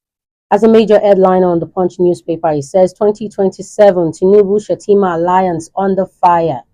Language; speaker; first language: English; non-native, local second language; Yoruba